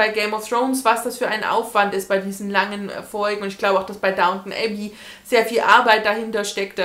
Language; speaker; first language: German; native; German